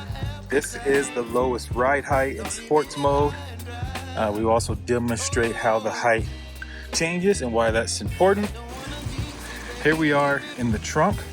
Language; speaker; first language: English; native; English